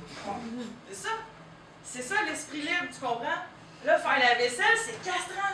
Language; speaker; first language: French; native; French